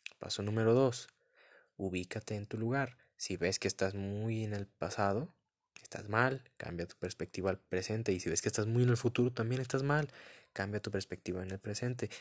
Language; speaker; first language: Spanish; early bilingual, heritage; Spanish